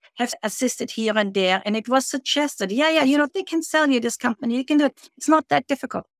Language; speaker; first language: English; non-native, fluent; German